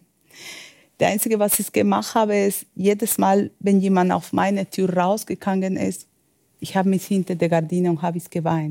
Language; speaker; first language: German; non-native, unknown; Spanish